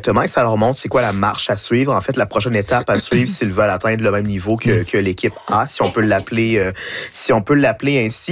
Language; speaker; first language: French; native; French